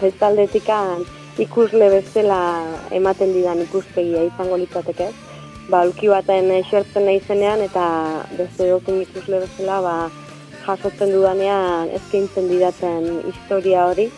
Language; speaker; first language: Basque; native; Basque